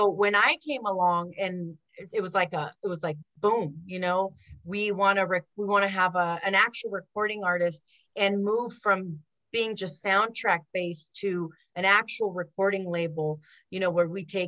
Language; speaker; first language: English; early bilingual, other home language; Spanish